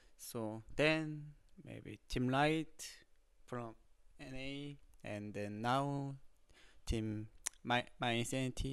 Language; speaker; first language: English; non-native, learner; Korean